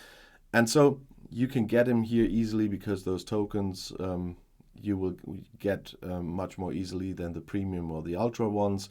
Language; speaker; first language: English; non-native, fluent; German